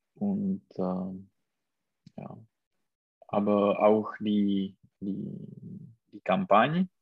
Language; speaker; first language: German; non-native, learner; Czech